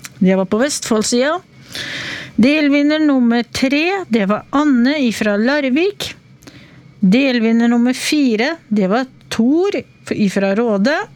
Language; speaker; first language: Norwegian; native; Norwegian